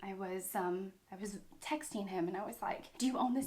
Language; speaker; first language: English; native; English